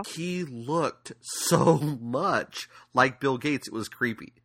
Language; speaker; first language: English; native; English